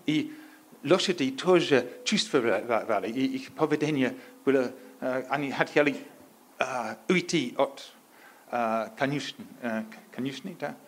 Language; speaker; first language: Russian; non-native, learner; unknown